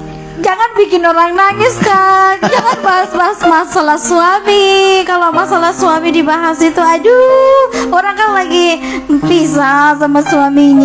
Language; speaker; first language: Indonesian; native; Indonesian